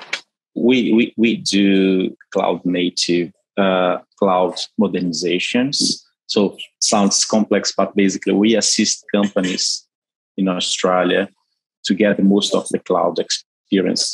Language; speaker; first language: English; non-native, fluent; Portuguese